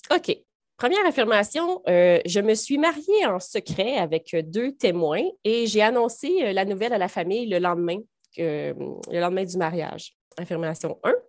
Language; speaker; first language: French; native; French